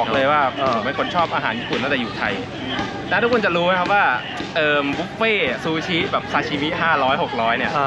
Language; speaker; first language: Thai; native; Thai